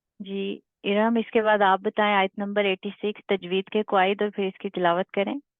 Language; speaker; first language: Urdu; native; Urdu